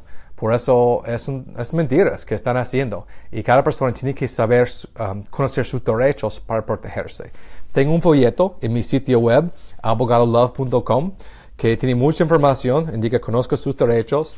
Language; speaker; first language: Spanish; non-native, fluent; English